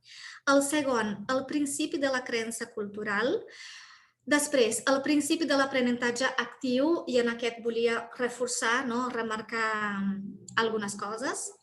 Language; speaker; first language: Catalan; non-native, fluent; Portuguese